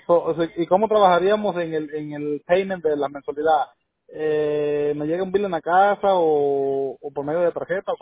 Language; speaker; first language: Spanish; native; Spanish